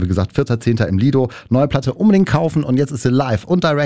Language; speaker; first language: German; native; German